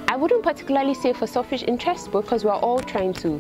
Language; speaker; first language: English; non-native, local second language; Hausa